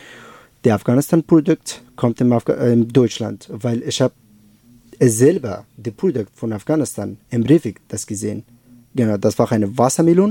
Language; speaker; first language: German; non-native, learner; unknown